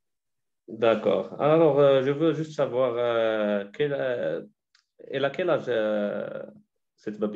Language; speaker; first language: French; non-native, learner; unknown